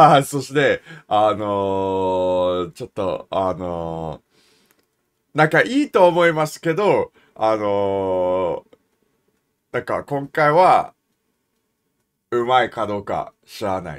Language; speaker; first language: Japanese; non-native, learner; English